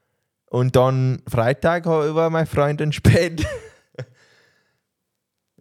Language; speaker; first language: German; non-native, learner; English